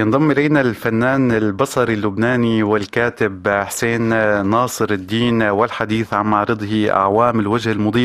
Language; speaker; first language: Arabic; native; Arabic